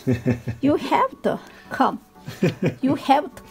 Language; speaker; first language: English; non-native, learner; Korean